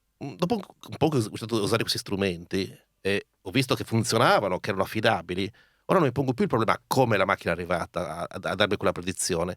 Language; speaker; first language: Italian; native; Italian